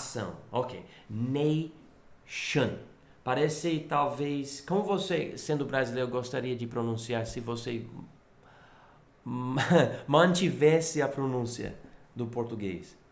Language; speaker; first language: Portuguese; non-native, fluent; English